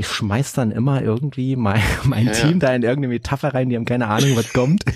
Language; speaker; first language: German; native; German